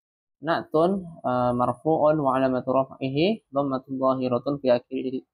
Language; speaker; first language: Arabic; non-native, fluent; Indonesian